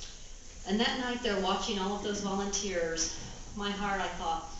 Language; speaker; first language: English; native; English